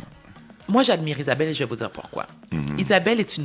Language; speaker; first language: French; native; French